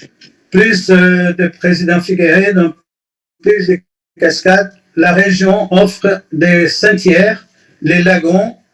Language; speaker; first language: French; non-native, fluent; Portuguese